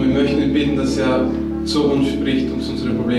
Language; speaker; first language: German; non-native, fluent; Romanian